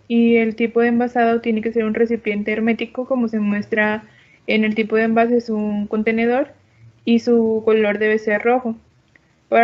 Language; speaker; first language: Spanish; native; Spanish